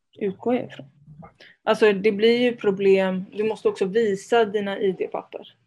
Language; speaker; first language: Swedish; early bilingual, other home language; Spanish